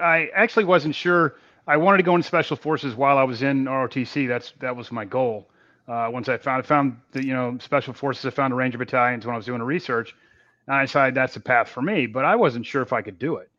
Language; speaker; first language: English; native; English